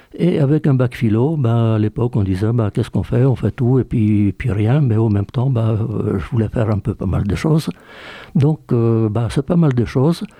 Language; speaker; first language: French; early bilingual, other home language; Polish